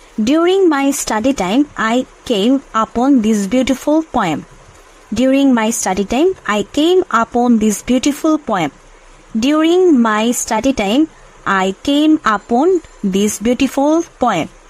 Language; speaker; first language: English; non-native, local second language; Bangla